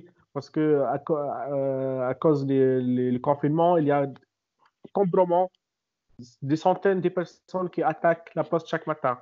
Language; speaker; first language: French; non-native, local second language; Arabic